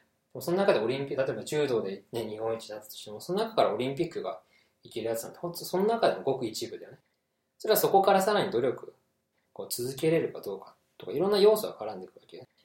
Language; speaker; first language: Japanese; native; Japanese